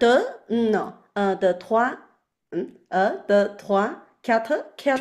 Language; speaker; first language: French; non-native, learner; Chinese